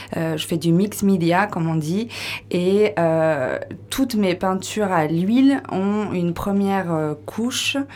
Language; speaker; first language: French; native; French